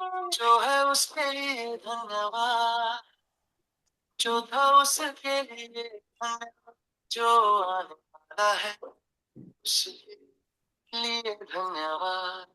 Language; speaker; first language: Hindi; native; Hindi